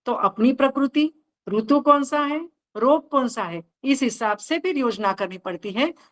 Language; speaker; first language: Hindi; non-native, local second language; Marathi